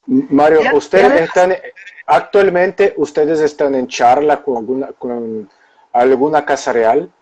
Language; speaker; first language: Spanish; non-native, local second language; Portuguese